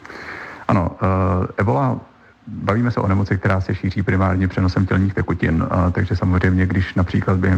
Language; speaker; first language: Czech; native; Czech